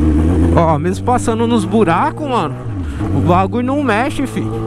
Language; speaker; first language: Portuguese; native; Portuguese